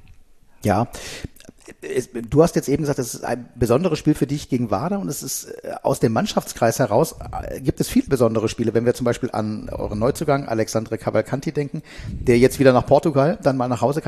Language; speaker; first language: German; native; German